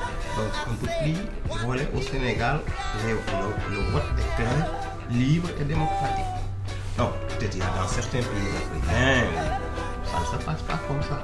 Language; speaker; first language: French; non-native, local second language; Wolof